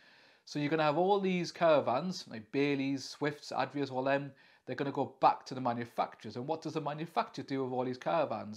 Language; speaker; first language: English; native; English